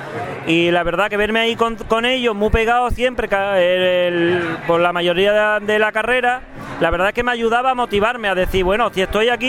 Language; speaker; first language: Spanish; native; Spanish